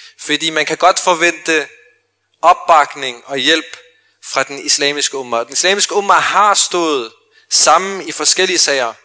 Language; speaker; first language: Danish; early bilingual, other home language; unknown